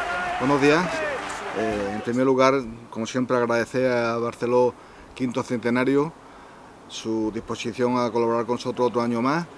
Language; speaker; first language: Spanish; native; Spanish